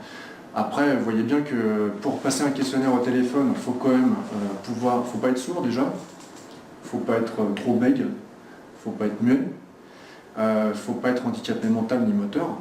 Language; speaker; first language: French; native; French